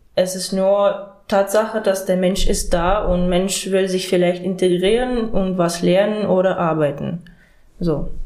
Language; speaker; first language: German; non-native, fluent; Ukrainian